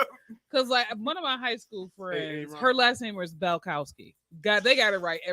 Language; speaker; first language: English; native; English